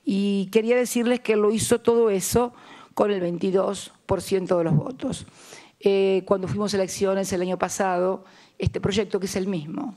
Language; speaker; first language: Spanish; native; Spanish